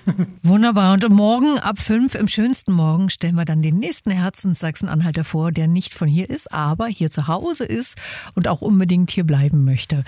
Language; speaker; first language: German; native; German